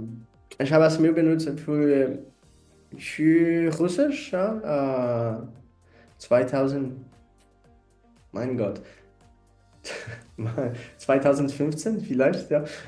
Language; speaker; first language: German; non-native, learner; Portuguese